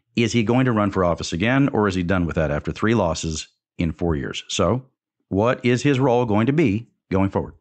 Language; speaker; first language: English; native; English